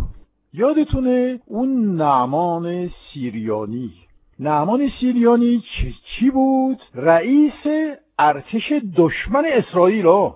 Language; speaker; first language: Persian; non-native, fluent; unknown